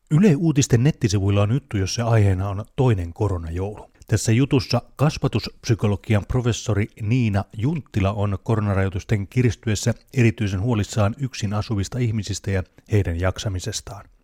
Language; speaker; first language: Finnish; native; Finnish